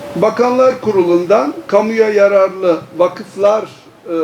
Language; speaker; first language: Turkish; native; Turkish